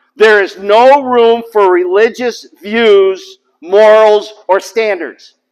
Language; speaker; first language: English; native; English